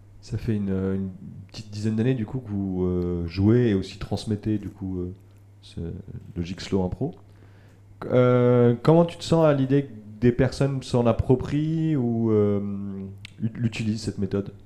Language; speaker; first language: French; native; French